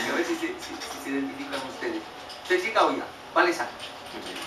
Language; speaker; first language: Spanish; native; Spanish